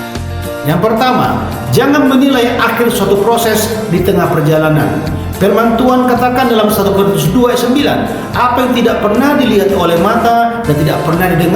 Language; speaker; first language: Indonesian; native; Indonesian